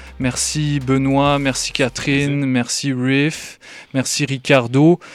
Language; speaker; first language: French; native; French